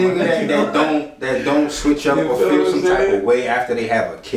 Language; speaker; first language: English; native; English